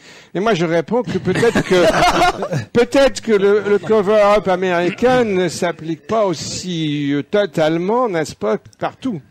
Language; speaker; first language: French; native; French